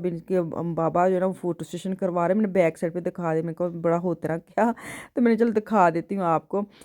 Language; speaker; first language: Urdu; non-native, local second language; Punjabi